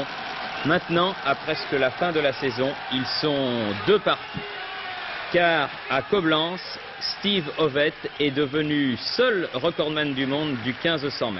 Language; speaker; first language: French; native; French